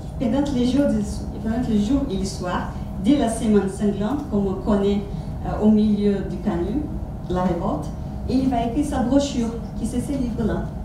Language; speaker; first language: French; non-native, fluent; Portuguese